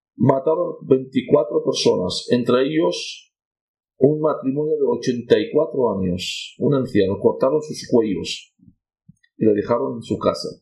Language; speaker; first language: Spanish; non-native, fluent; Arabic